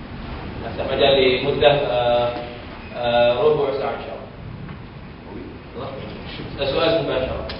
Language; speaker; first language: Arabic; non-native, fluent; Malay